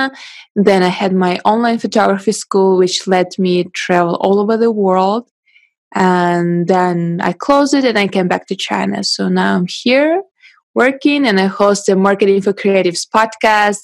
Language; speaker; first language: English; non-native, fluent; Russian